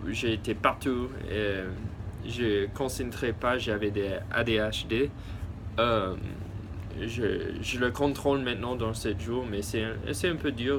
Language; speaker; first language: French; early bilingual, heritage; English